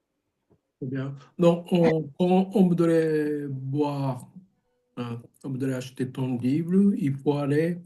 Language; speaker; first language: French; non-native, learner; Japanese